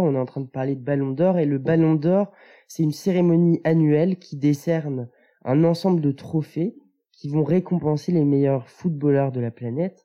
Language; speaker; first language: French; native; French